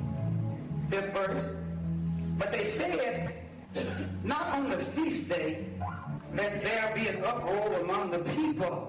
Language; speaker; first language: English; native; English